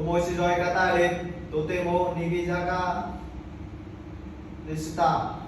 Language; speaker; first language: Japanese; non-native, learner; Vietnamese